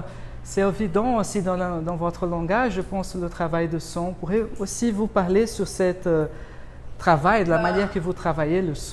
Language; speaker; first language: French; non-native, fluent; Portuguese